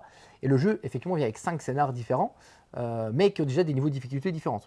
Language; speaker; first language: French; native; French